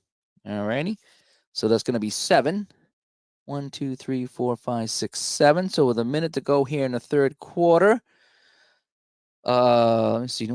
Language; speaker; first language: English; native; English